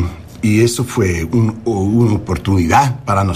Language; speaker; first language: Spanish; non-native, learner; English